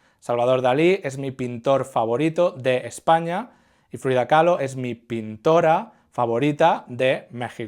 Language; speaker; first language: Spanish; non-native, fluent; English